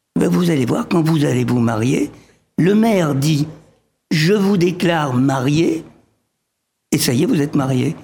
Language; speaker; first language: French; early bilingual, other home language; Arabic